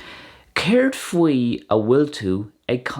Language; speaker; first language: Irish; non-native, local second language; English